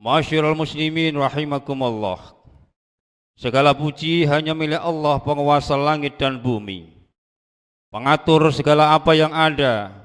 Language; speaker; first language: Indonesian; native; Indonesian